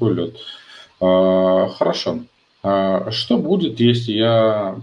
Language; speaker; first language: Russian; native; Russian